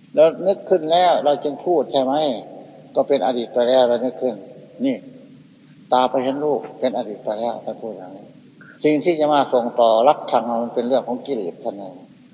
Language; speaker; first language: Thai; native; Thai